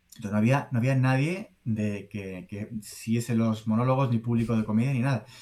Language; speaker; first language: Spanish; native; Spanish